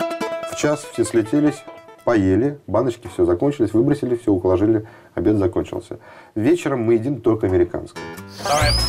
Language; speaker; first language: Russian; native; Russian